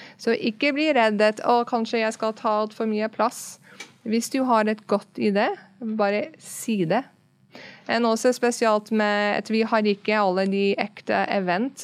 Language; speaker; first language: Norwegian; non-native, fluent; English